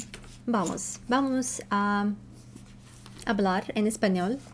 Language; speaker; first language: Spanish; non-native, learner; Russian